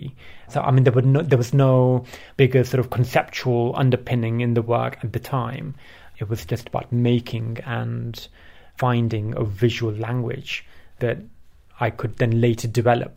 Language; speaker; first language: English; early bilingual, other home language; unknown